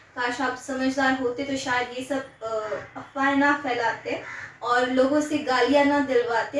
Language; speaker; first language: Hindi; non-native, local second language; Gujarati